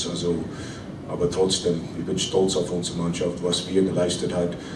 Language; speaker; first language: German; non-native, fluent; English